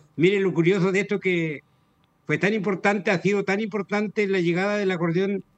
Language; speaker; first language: Spanish; native; Spanish